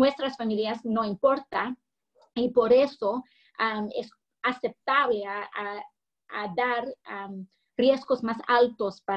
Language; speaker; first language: Spanish; early bilingual, heritage; English